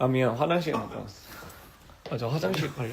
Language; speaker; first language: Korean; early bilingual, heritage; English